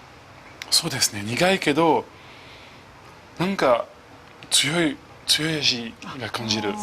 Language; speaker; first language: Japanese; non-native, learner; French